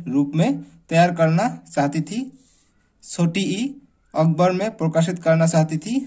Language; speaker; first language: Hindi; non-native, local second language; Assamese